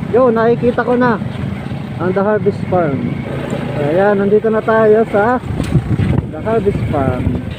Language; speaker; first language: Filipino; native; Filipino